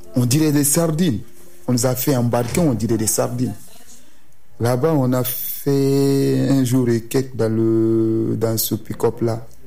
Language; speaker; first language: French; non-native, local second language; Susu